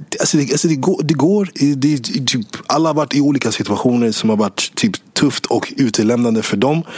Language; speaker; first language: Swedish; early bilingual, other home language; English